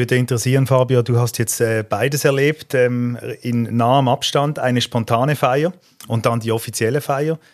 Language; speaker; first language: German; native; German